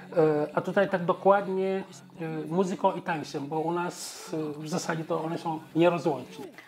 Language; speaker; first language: Polish; non-native, fluent; Wolof